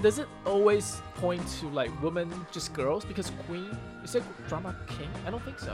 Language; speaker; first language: English; early bilingual, other home language; Chinese